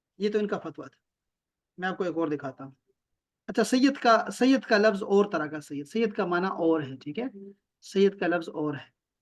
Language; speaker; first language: Urdu; non-native, local second language; Pashto